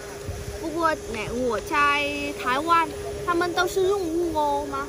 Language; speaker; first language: Chinese; non-native, learner; Vietnamese